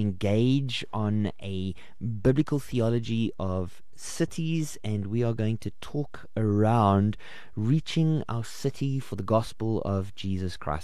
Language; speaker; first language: English; native; English